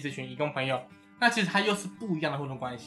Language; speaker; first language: Chinese; native; Chinese